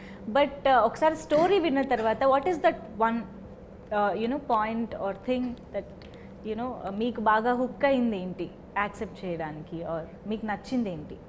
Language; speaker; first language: Telugu; native; Telugu